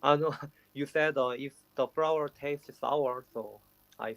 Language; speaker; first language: English; non-native, learner; Korean